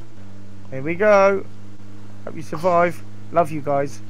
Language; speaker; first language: English; native; English